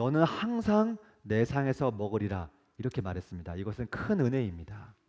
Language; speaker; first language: Korean; native; Korean